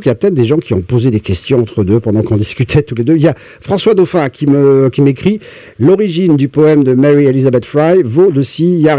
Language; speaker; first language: French; native; French